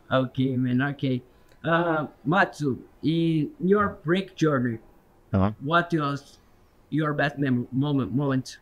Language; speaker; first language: English; non-native, learner; Portuguese